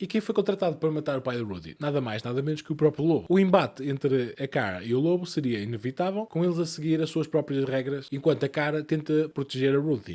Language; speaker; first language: Portuguese; native; Portuguese